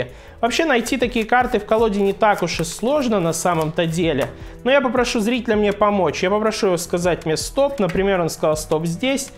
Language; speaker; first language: Russian; native; Russian